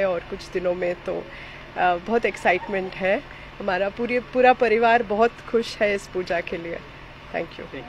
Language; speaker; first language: Hindi; non-native, local second language; Bangla